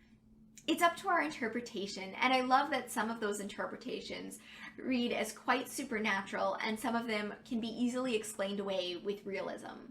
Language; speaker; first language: English; native; English